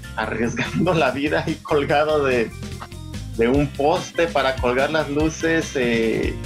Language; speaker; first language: Spanish; native; Spanish